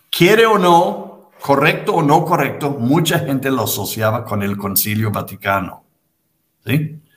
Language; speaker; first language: Spanish; non-native, fluent; English